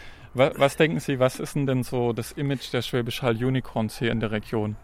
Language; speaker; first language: German; native; German